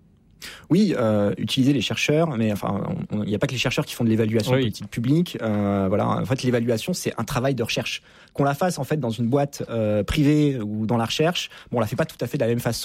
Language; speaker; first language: French; native; French